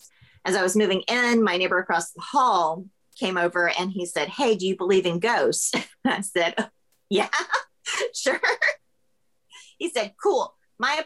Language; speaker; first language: English; native; English